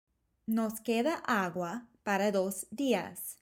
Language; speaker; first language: Spanish; non-native, fluent; English